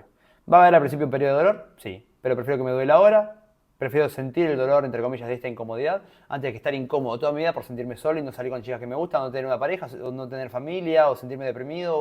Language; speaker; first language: Spanish; native; Spanish